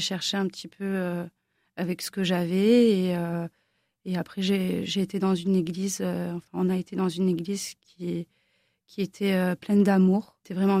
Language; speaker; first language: French; native; French